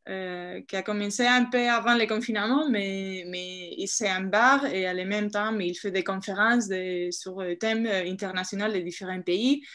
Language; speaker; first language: French; non-native, fluent; Spanish